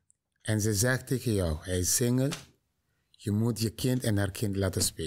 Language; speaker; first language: Dutch; non-native, learner; Papiamento